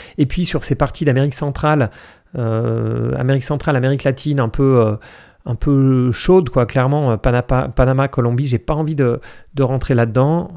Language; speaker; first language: French; native; French